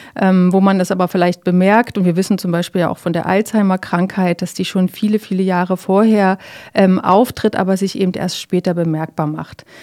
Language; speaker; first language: German; native; German